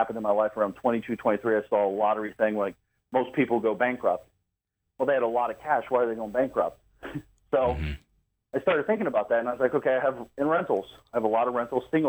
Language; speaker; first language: English; native; English